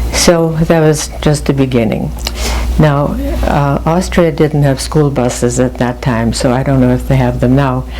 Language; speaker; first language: English; early bilingual, other home language; German